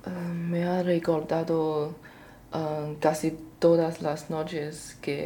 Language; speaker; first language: Spanish; non-native, learner; Chinese